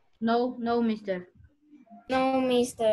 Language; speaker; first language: English; non-native, learner; Spanish